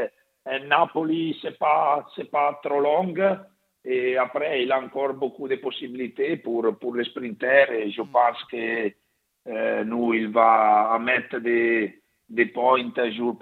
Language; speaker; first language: French; non-native, learner; Italian